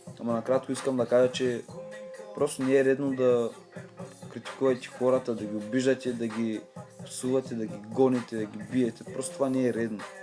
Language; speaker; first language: Bulgarian; early bilingual, other home language; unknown